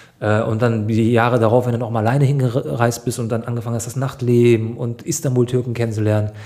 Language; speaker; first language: German; early bilingual, other home language; Turkish